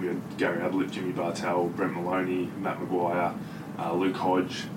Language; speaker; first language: English; native; English